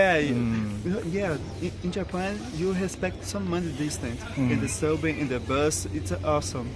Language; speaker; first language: English; non-native, learner; Portuguese